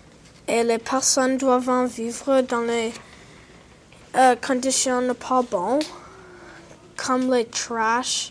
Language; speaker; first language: French; non-native, learner; English